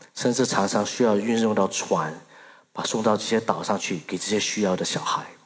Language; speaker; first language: Chinese; early bilingual, other home language; Burmese